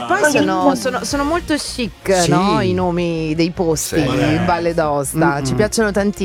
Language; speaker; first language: Italian; native; Italian